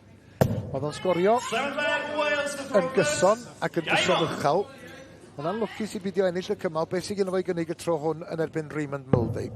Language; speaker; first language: Welsh; native; Welsh